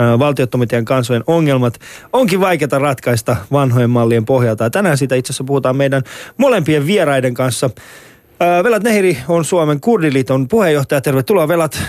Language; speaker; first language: Finnish; early bilingual, other home language; Persian